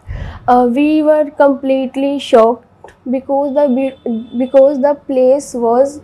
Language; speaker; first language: English; non-native, local second language; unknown